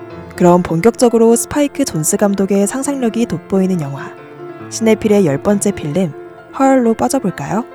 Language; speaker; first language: Korean; native; Korean